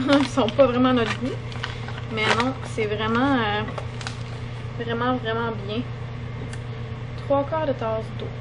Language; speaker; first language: French; native; French